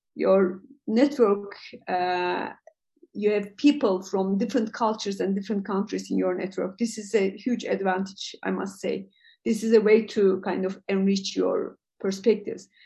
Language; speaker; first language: English; non-native, fluent; Turkish